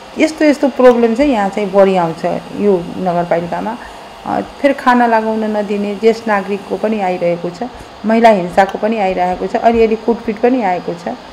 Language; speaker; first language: Nepali; non-native, local second language; Maithili